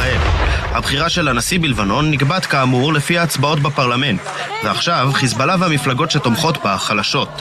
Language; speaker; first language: Hebrew; native; Hebrew